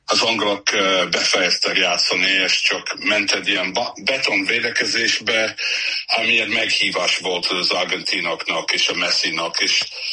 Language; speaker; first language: Hungarian; non-native, fluent; English